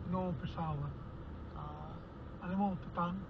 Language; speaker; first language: Filipino; non-native, learner; Pashto